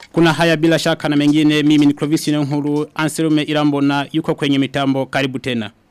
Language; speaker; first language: Swahili; non-native, local second language; Rundi